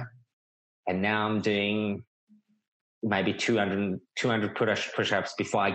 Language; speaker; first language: English; native; English